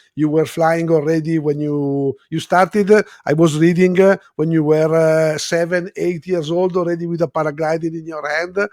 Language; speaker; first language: English; non-native, fluent; Italian